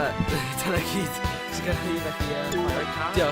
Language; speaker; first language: Welsh; non-native, local second language; English